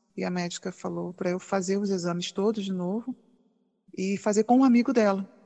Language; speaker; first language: Portuguese; native; Portuguese